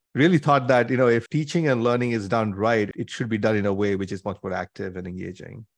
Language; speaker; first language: English; non-native, local second language; Bangla